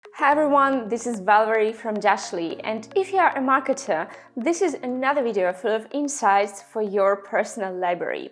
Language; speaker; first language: English; non-native, fluent; Russian